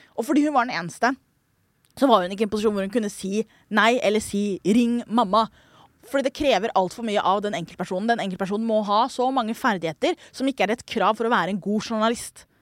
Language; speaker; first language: Norwegian; early bilingual, other home language; Somali